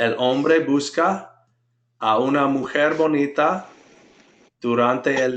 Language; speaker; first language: Spanish; non-native, fluent; English